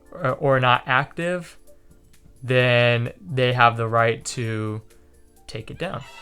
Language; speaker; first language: English; native; English